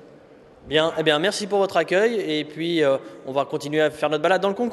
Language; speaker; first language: French; native; French